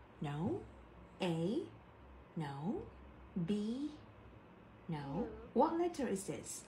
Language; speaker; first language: English; non-native, fluent; Thai